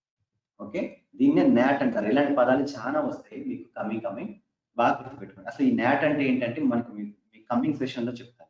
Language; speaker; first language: Telugu; native; Telugu